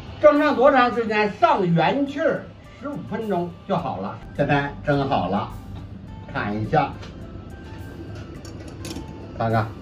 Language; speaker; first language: Chinese; native; Chinese